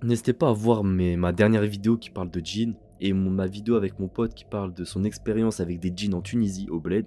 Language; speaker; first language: French; native; French